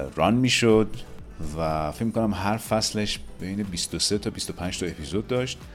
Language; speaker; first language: Persian; native; Persian